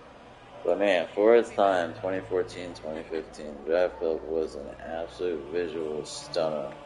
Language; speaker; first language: English; native; English